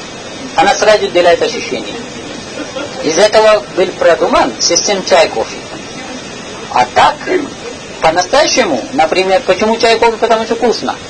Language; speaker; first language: Russian; non-native, learner; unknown